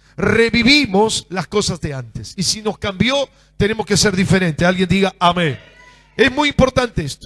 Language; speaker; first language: Spanish; native; Spanish